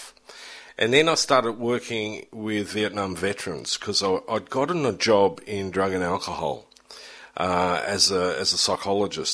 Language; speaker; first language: English; early bilingual, other home language; German